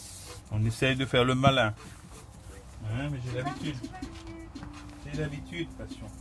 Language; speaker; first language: French; native; French